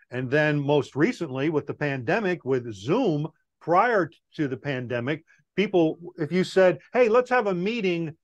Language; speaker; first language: English; native; English